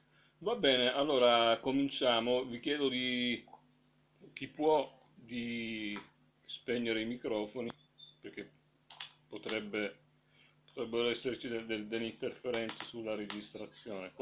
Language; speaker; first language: Italian; native; Italian